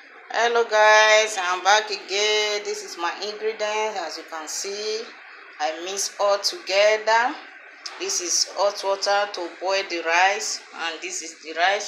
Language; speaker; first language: English; non-native, local second language; Igbo